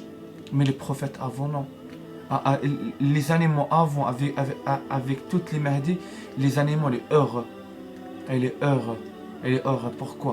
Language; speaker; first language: French; non-native, learner; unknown